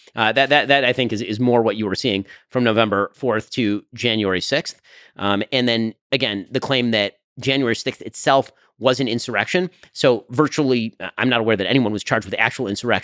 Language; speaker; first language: English; native; English